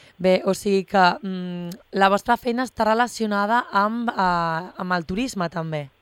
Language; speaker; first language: Catalan; native; Catalan